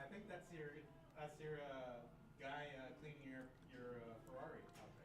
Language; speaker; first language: English; native; English